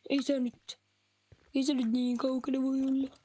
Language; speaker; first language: Finnish; native; Finnish